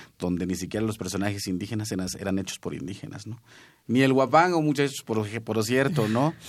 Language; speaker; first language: Spanish; non-native, local second language; Nahuatl languages